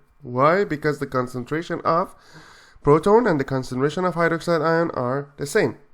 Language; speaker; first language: English; non-native, fluent; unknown